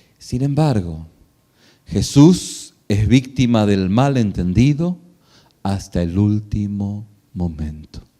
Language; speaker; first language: Spanish; native; Spanish